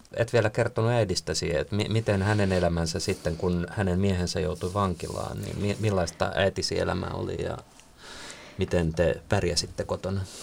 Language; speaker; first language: Finnish; native; Finnish